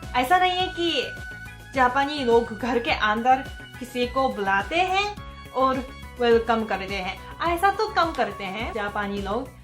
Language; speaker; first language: Hindi; non-native, fluent; Japanese